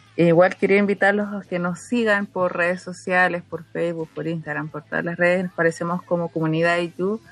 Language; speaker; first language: Spanish; non-native, local second language; Aymara